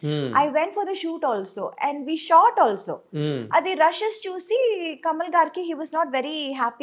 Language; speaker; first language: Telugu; non-native, local second language; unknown